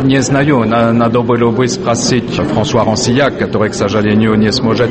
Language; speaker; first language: Russian; non-native, fluent; French